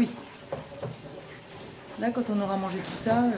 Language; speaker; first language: French; native; French